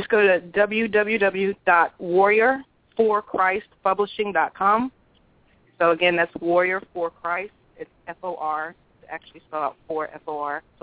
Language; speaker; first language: English; native; English